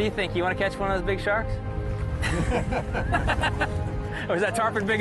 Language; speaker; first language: English; native; English